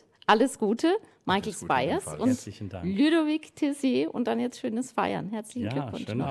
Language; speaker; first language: German; native; German